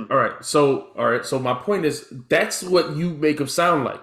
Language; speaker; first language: English; native; English